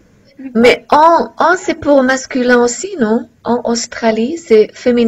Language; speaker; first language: French; non-native, learner; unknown